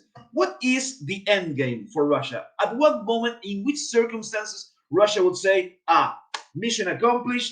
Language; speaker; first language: English; non-native, fluent; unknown